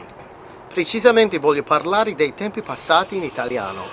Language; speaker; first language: Italian; non-native, fluent; English